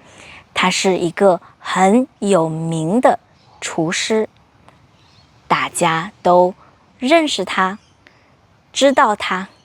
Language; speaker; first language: Chinese; non-native, fluent; English